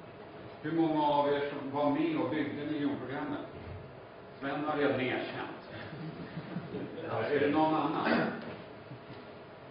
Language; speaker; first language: Swedish; native; Swedish